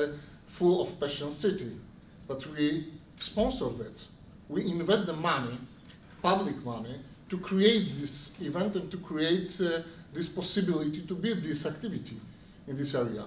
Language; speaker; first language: English; non-native, learner; Polish